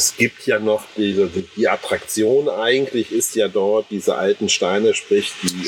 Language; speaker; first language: German; native; German